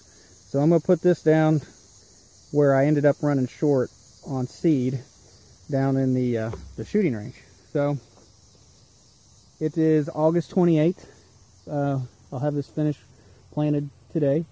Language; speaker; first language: English; native; English